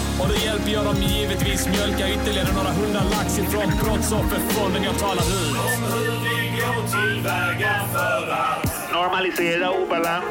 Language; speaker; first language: Swedish; native; Swedish